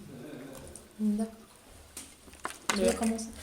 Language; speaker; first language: French; non-native, fluent; German